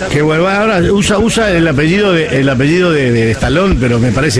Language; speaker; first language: Spanish; native; Spanish